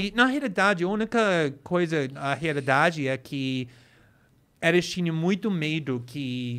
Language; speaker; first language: Portuguese; non-native, fluent; English